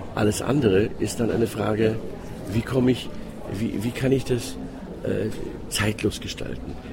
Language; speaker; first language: German; non-native, fluent; Greek